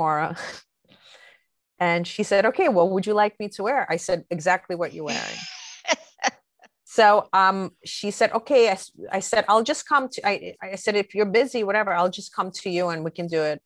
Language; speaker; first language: English; native; English